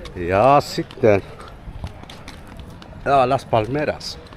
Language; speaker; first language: Finnish; non-native, learner; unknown